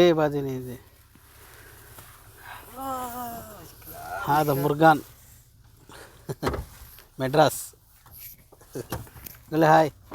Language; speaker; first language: Arabic; non-native, learner; Telugu